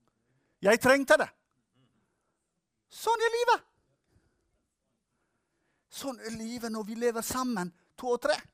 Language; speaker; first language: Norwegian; non-native, fluent; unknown